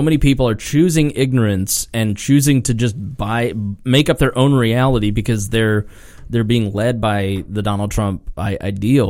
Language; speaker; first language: English; native; English